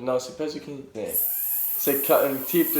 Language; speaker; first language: French; non-native, learner; English